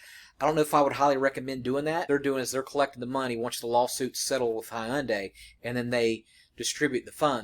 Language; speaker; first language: English; native; English